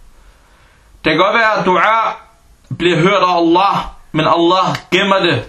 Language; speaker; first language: Danish; early bilingual, other home language; Arabic